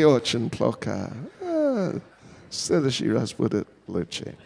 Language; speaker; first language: Russian; non-native, learner; English